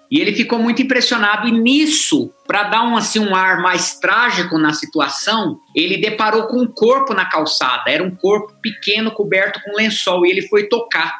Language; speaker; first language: Portuguese; native; Portuguese